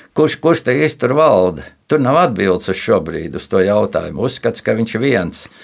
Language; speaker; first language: Latvian; native; Latvian